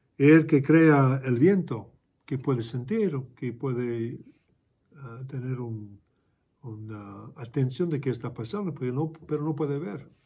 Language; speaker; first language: Spanish; non-native, fluent; English